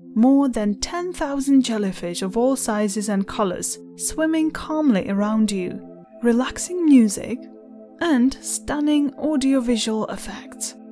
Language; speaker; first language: English; non-native, fluent; Czech